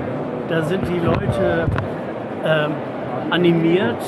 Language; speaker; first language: German; native; German